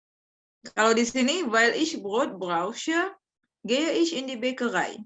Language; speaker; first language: German; non-native, fluent; Indonesian